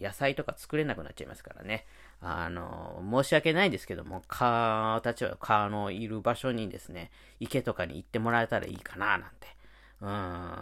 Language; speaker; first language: Japanese; native; Japanese